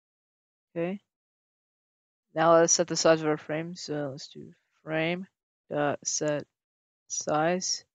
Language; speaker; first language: English; native; English